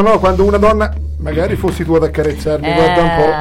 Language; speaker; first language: Italian; native; Italian